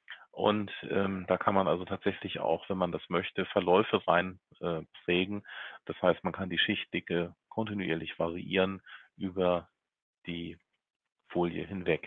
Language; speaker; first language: German; native; German